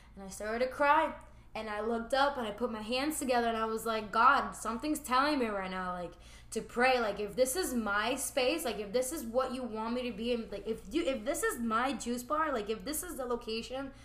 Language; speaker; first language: English; early bilingual, other home language; Spanish